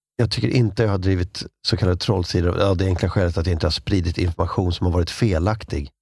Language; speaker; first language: Swedish; native; Swedish